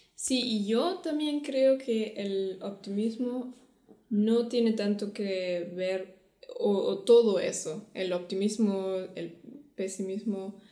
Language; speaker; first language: Spanish; non-native, fluent; German